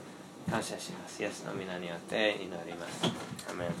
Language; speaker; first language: Japanese; non-native, fluent; English